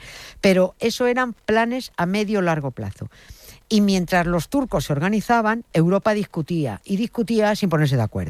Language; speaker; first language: Spanish; native; Spanish